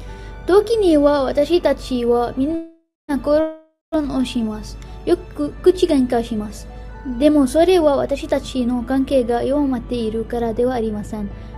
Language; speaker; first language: Japanese; non-native, learner; Arabic